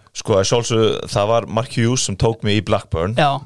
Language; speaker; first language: Icelandic; non-native, fluent; Faroese